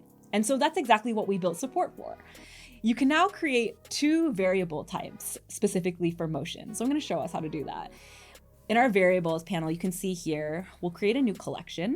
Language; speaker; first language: English; native; English